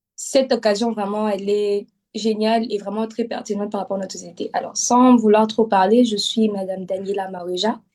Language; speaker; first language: French; non-native, local second language; Lingala